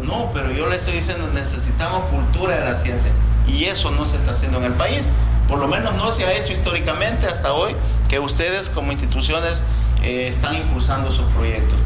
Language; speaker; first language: Spanish; native; Spanish